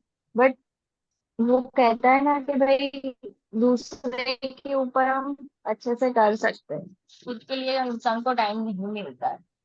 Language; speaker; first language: Hindi; non-native, local second language; Gujarati